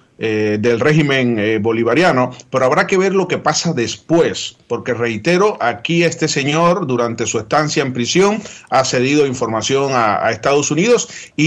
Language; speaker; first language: Spanish; native; Spanish